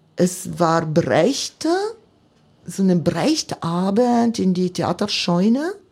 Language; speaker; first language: German; non-native, fluent; Italian